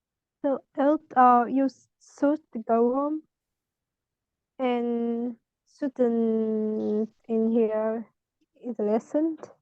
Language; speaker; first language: English; non-native, learner; Vietnamese